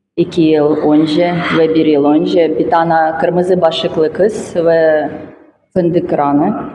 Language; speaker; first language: Turkish; non-native, learner; Russian